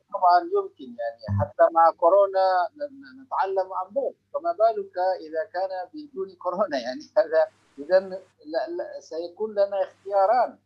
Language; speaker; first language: Arabic; non-native, local second language; Indonesian